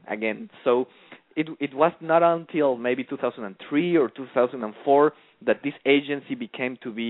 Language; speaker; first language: English; non-native, fluent; Spanish